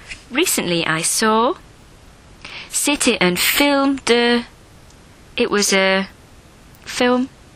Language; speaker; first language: English; native; English